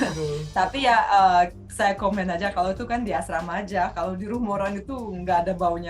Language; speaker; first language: Indonesian; non-native, fluent; Russian